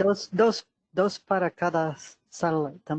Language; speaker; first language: Spanish; non-native, fluent; English